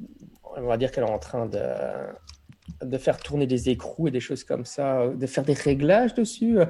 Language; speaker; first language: French; native; French